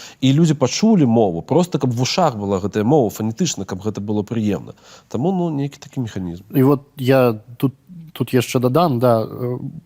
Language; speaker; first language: Belarusian; non-native, local second language; Russian